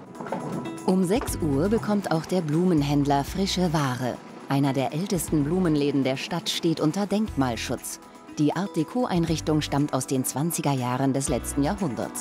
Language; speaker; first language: German; native; German